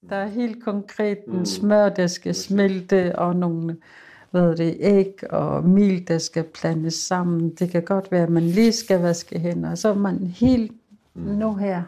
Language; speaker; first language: Danish; non-native, local second language; Kalaallisut